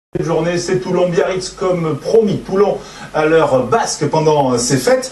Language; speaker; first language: French; native; French